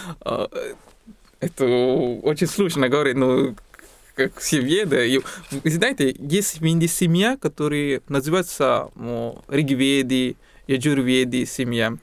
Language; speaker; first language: Russian; non-native, fluent; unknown